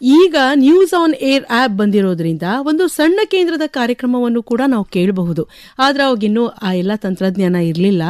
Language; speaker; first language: Kannada; native; Kannada